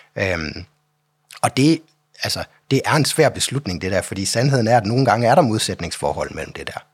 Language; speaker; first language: Danish; native; Danish